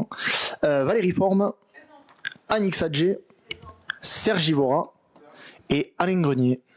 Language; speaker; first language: French; native; French